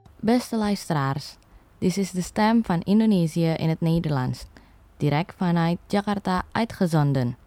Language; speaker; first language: Dutch; non-native, fluent; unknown